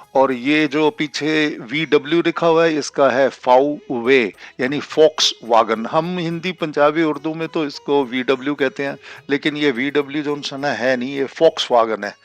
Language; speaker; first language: Hindi; non-native, local second language; Punjabi